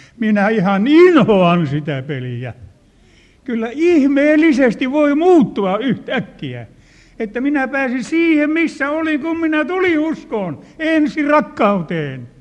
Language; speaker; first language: Finnish; native; Finnish